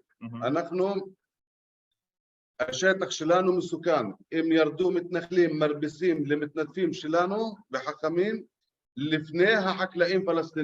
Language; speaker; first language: Hebrew; non-native, local second language; Arabic